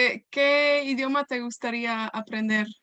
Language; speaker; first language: Spanish; non-native, fluent; Welsh